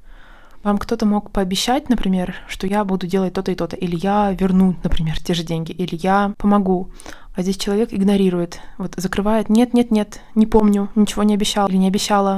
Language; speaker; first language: Russian; native; Russian